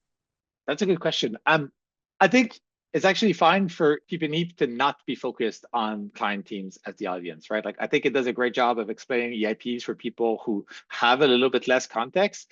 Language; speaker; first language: English; native; English